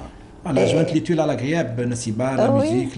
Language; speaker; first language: French; non-native, local second language; Arabic